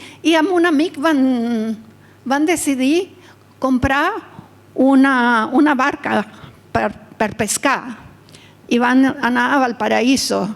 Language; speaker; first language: Catalan; early bilingual, heritage; Catalan